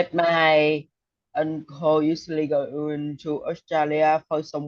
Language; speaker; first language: English; non-native, learner; Vietnamese